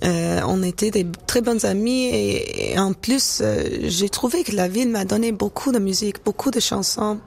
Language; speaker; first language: French; non-native, local second language; English